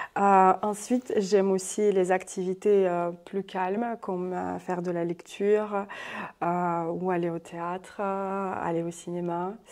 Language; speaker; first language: French; non-native, fluent; Russian